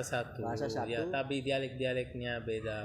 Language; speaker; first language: Indonesian; non-native, learner; Arabic